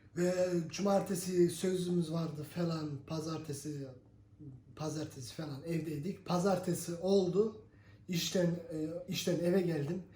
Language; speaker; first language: Turkish; native; Turkish